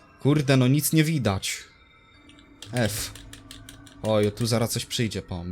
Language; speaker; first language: Polish; native; Polish